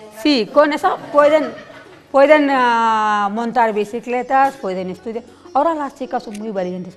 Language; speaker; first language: Spanish; non-native, learner; Telugu